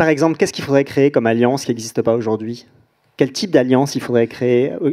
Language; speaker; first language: French; native; French